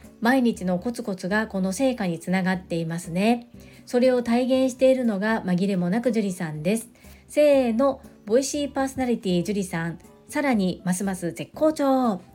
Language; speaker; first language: Japanese; native; Japanese